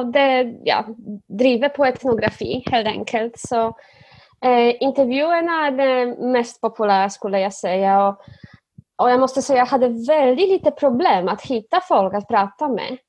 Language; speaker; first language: Swedish; non-native, fluent; Polish